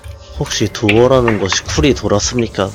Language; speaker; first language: Korean; native; Korean